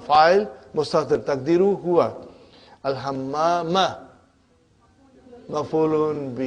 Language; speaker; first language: Arabic; non-native, fluent; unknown